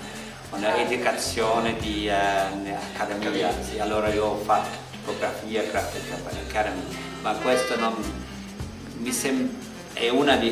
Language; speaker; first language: Italian; non-native, learner; German